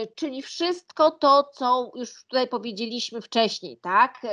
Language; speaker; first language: Polish; native; Polish